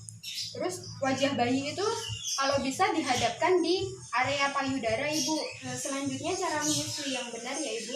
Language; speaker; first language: Indonesian; native; Indonesian